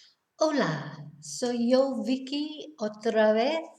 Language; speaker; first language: Spanish; non-native, fluent; English